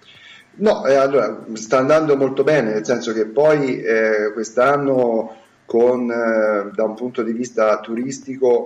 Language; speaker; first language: Italian; native; Italian